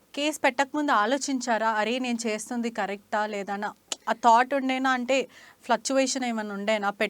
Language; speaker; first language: Telugu; native; Telugu